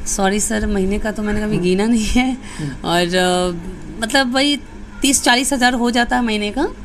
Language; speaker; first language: Hindi; native; Hindi